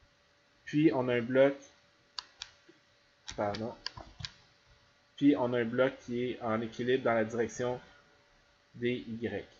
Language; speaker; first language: French; native; French